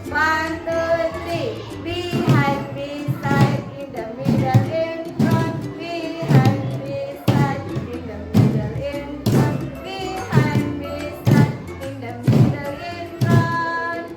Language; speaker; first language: English; non-native, learner; Indonesian